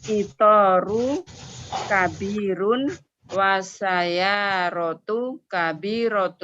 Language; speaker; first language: Arabic; non-native, learner; Indonesian